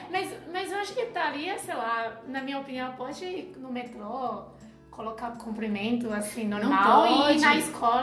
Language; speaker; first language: Portuguese; non-native, fluent; Chinese